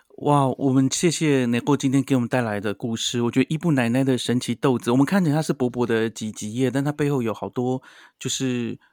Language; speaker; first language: Chinese; native; Chinese